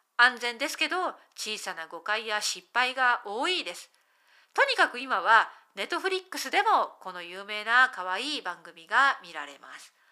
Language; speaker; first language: Japanese; native; Japanese